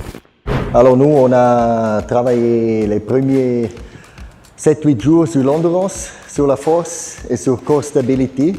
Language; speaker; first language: French; non-native, fluent; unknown